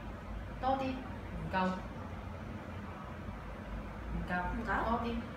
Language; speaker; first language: Cantonese; native; Cantonese